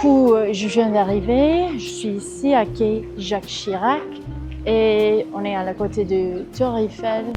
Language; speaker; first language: French; non-native, fluent; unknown